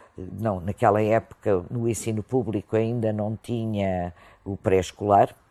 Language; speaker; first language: Portuguese; native; Portuguese